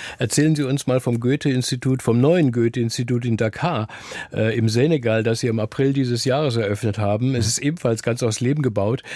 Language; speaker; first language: German; native; German